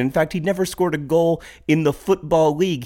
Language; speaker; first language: English; native; English